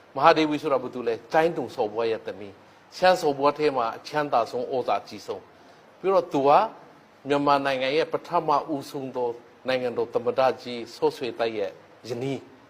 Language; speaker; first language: Burmese; non-native, local second language; Hakha Chin